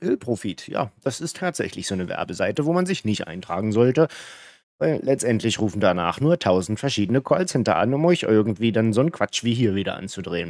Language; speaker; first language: German; native; German